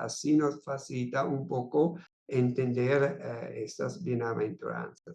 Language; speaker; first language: Spanish; non-native, fluent; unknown